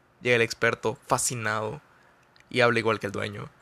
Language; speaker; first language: Spanish; native; Spanish